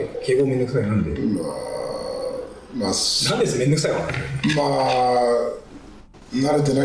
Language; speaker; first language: Japanese; non-native, learner; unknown